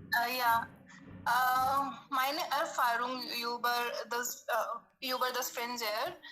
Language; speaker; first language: German; non-native, learner; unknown